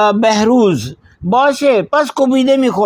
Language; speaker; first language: Persian; non-native, fluent; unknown